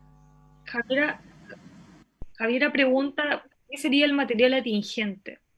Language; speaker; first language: Spanish; native; Spanish